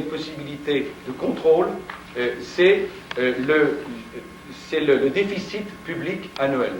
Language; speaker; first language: French; native; French